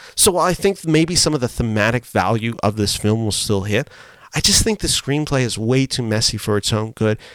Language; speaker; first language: English; early bilingual, other home language; Spanish